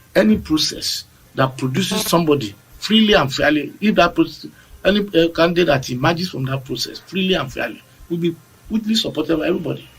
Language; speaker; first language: English; non-native, local second language; Yoruba